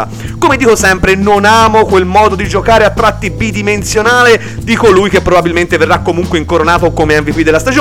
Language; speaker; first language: Italian; native; Italian